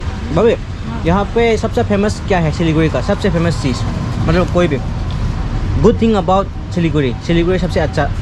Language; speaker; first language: Hindi; non-native, local second language; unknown